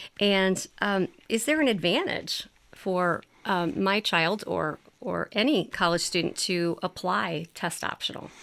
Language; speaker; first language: English; native; English